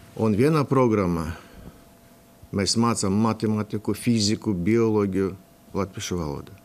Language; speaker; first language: Latvian; non-native, local second language; Russian